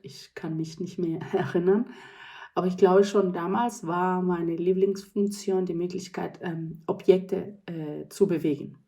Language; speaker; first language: German; non-native, fluent; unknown